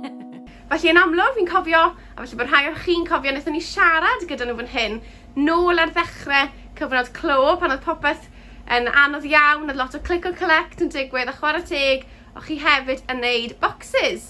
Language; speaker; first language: Welsh; native; Welsh